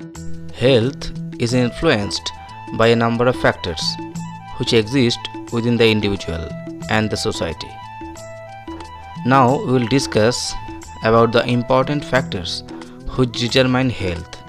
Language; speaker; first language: English; non-native, local second language; Bangla